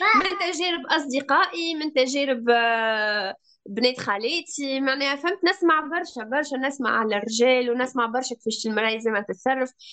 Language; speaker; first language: Arabic; native; Arabic